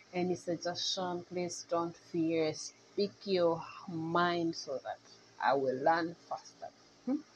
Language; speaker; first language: English; non-native, local second language; Nyankole